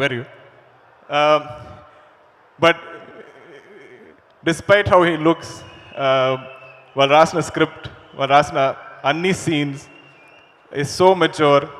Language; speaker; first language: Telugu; non-native, learner; Malayalam